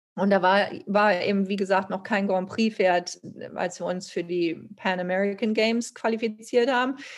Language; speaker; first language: German; native; German